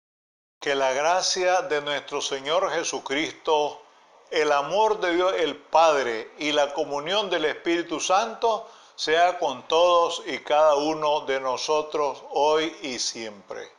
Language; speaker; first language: Spanish; native; Spanish